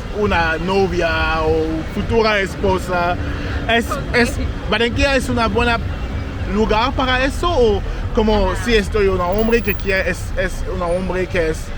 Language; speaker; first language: Spanish; non-native, learner; English